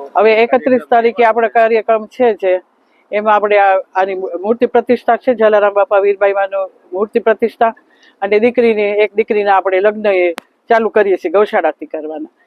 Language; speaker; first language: Gujarati; early bilingual, heritage; Gujarati